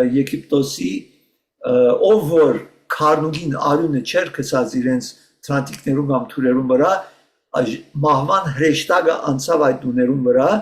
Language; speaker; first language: Armenian; early bilingual, heritage; Armenian